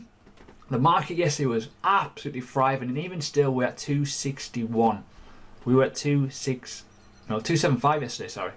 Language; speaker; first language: English; native; English